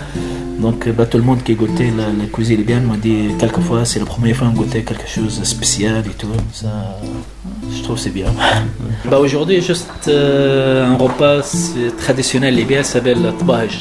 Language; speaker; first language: French; non-native, learner; Arabic